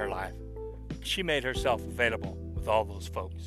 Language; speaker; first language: English; native; English